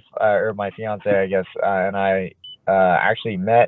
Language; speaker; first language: English; native; English